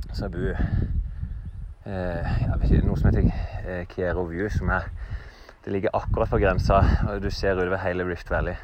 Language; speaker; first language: Norwegian; native; Norwegian